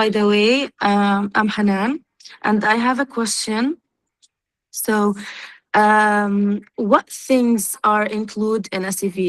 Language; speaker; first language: English; non-native, learner; Arabic